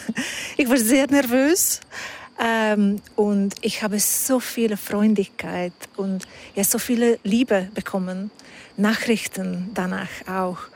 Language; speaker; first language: German; non-native, fluent; Hungarian